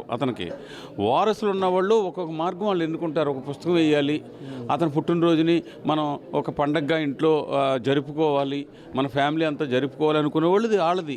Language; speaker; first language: Telugu; native; Telugu